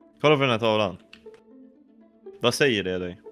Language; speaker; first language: Swedish; native; Swedish